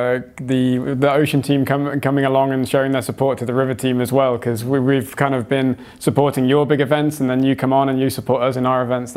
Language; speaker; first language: English; native; English